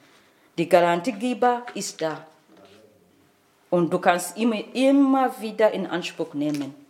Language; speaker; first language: German; non-native, fluent; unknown